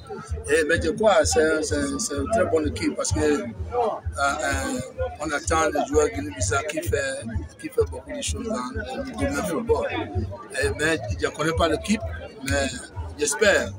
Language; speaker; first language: French; non-native, fluent; English